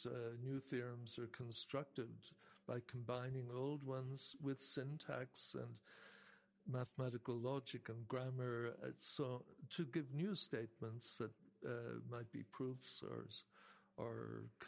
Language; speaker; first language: English; native; English